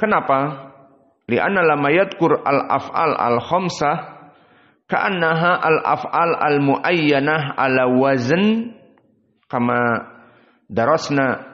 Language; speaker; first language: Arabic; non-native, fluent; Indonesian